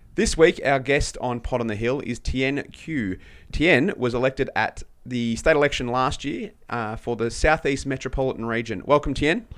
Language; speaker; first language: English; native; English